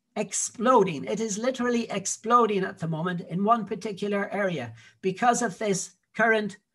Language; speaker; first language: English; native; English